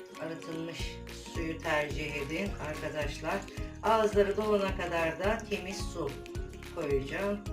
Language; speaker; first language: Turkish; native; Turkish